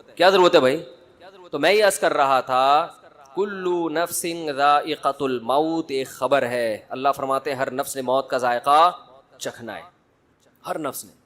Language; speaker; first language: Urdu; native; Urdu